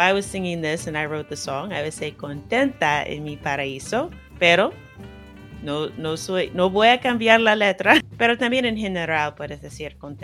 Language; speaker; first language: Spanish; non-native, fluent; English